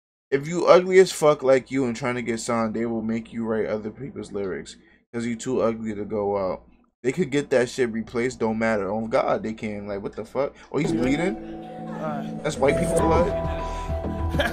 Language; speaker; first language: English; native; English